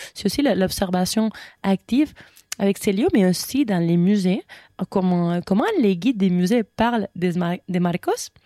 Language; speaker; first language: French; non-native, fluent; Spanish